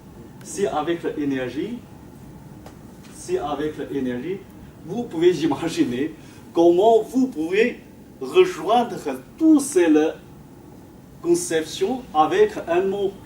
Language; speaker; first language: French; non-native, fluent; Chinese